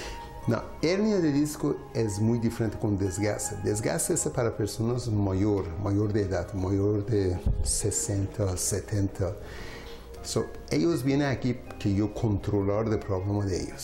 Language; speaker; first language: Spanish; non-native, learner; Persian